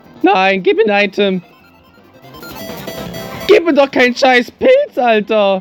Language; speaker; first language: German; native; German